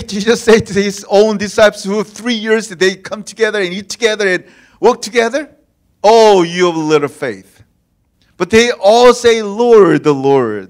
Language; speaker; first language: English; non-native, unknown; Korean